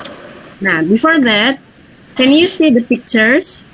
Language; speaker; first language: English; non-native, fluent; Indonesian